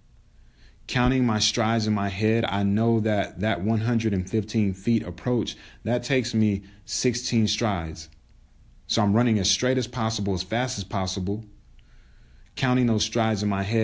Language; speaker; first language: English; native; English